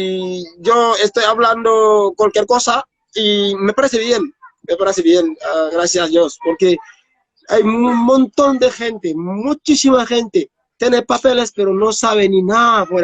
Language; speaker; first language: Spanish; non-native, learner; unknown